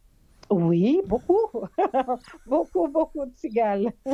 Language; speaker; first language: French; non-native, fluent; Portuguese